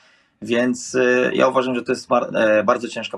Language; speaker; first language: Polish; non-native, fluent; Portuguese